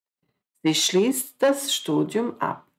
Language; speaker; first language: German; non-native, fluent; Croatian